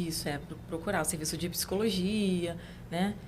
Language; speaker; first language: Portuguese; native; Portuguese